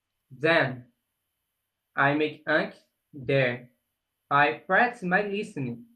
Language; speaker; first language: English; non-native, learner; Portuguese